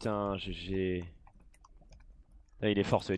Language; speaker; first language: French; native; French